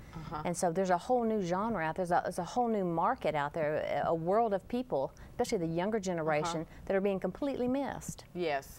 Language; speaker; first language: English; native; English